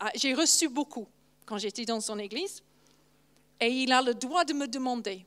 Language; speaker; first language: French; non-native, fluent; English